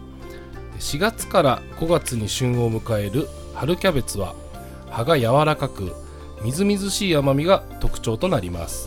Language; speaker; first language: Japanese; native; Japanese